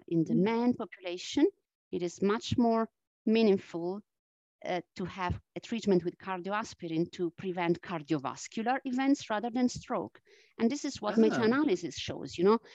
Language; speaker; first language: English; non-native, fluent; Italian